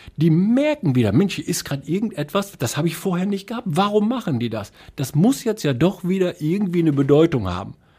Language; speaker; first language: German; native; German